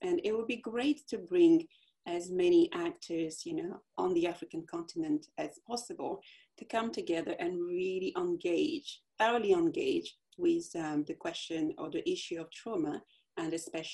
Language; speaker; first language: English; non-native, fluent; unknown